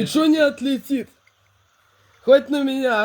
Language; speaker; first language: Russian; native; Russian